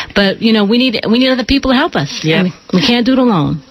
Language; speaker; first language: English; native; English